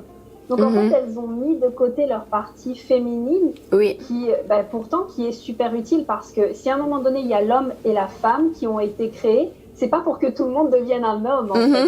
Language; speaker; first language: French; native; French